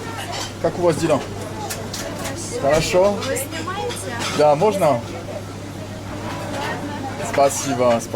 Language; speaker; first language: Russian; non-native, learner; French